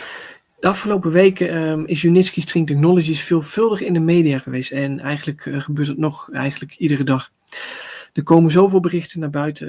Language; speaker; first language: Dutch; native; Dutch